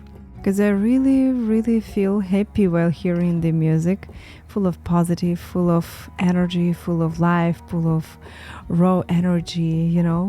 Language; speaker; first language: English; non-native, fluent; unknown